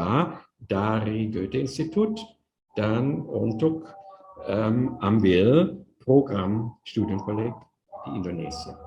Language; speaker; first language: Indonesian; non-native, fluent; German